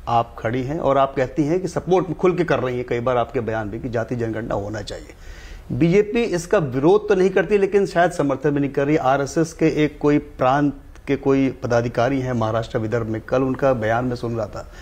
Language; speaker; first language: Hindi; native; Hindi